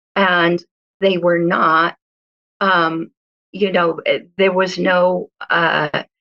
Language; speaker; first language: English; early bilingual, other home language; Hebrew